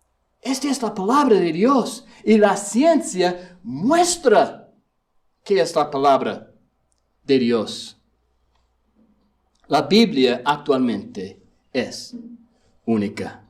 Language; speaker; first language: Spanish; non-native, fluent; English